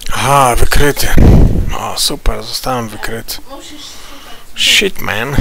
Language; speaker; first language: Polish; native; Polish